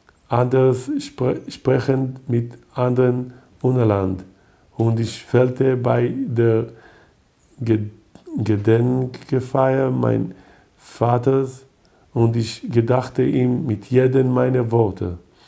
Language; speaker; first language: German; non-native, learner; Hebrew